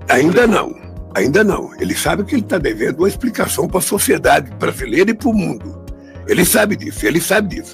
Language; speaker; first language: Portuguese; native; Portuguese